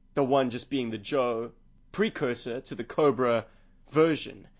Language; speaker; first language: English; native; English